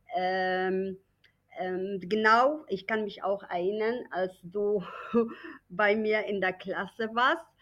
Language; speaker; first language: German; native; German